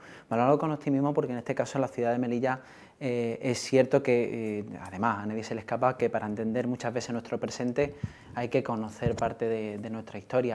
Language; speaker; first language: Spanish; native; Spanish